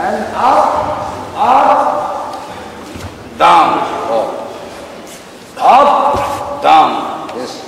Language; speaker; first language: English; non-native, learner; Japanese